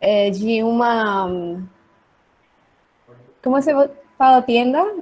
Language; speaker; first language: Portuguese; non-native, learner; Spanish